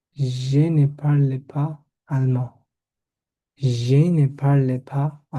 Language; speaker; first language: French; non-native, learner; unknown